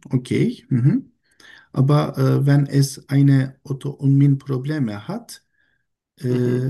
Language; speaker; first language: German; non-native, learner; Turkish